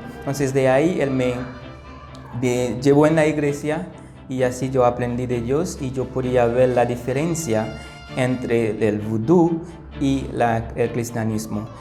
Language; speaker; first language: Spanish; non-native, learner; Haitian Creole